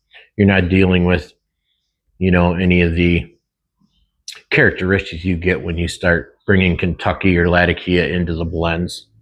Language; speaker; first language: English; native; English